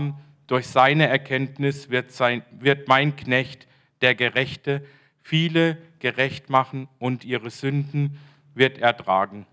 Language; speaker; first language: German; native; German